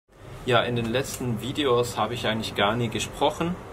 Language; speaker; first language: German; native; German